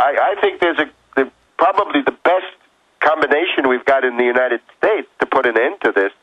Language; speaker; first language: English; native; English